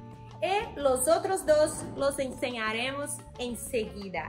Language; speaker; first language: Spanish; non-native, learner; Portuguese